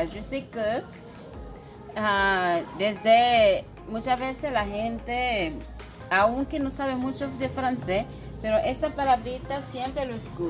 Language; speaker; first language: Spanish; non-native, fluent; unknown